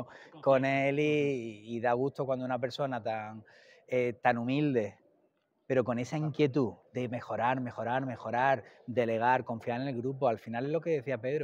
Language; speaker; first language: Spanish; native; Spanish